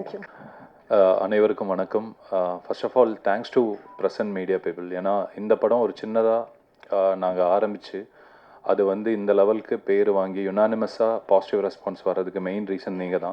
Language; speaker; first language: Tamil; native; Tamil